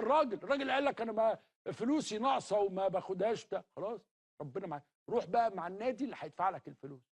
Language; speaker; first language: Arabic; native; Arabic